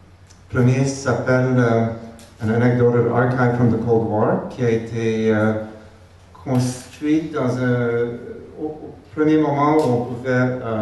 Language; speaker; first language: French; non-native, fluent; Hungarian